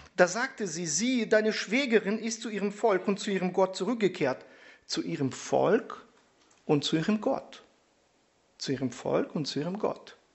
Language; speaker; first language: German; non-native, fluent; Russian